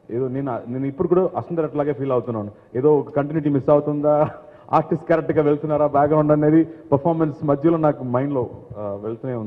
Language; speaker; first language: Telugu; non-native, local second language; Tamil